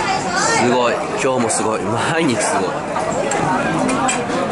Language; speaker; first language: Japanese; native; Japanese